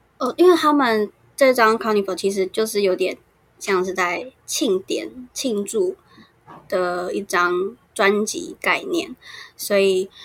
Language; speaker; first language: Chinese; native; Chinese